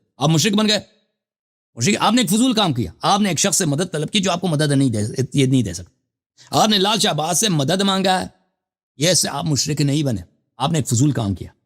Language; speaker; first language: Urdu; non-native, fluent; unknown